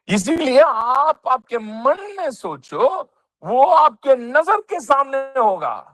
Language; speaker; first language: Hindi; non-native, local second language; Tamil